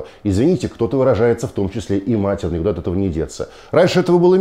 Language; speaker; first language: Russian; native; Russian